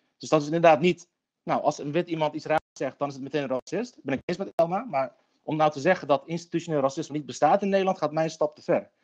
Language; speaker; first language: Dutch; early bilingual, other home language; Turkish